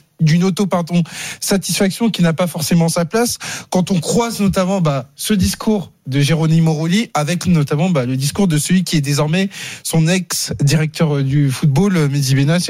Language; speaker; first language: French; native; French